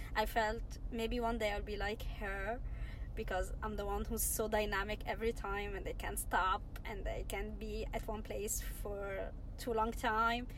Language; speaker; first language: English; non-native, fluent; Arabic